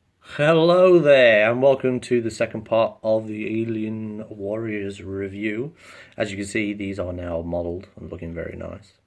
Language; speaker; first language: English; native; English